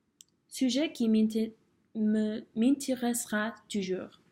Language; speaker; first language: French; non-native, fluent; English